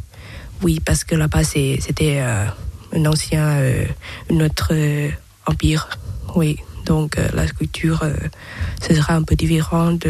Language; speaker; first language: French; non-native, learner; Thai